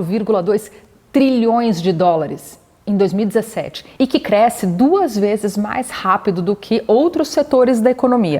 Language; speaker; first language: Portuguese; native; Portuguese